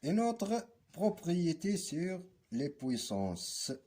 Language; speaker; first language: French; non-native, local second language; Arabic